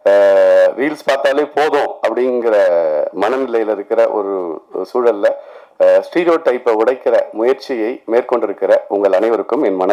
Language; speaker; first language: Tamil; native; Tamil